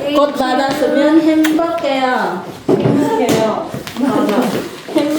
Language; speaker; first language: Korean; non-native, learner; Filipino